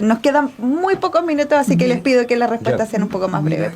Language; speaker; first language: Spanish; native; Spanish